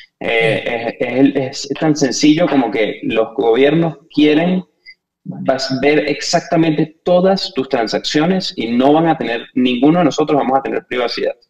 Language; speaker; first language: Spanish; native; Spanish